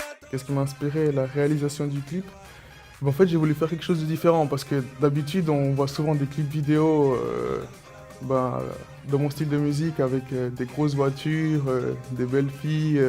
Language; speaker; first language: French; early bilingual, other home language; Spanish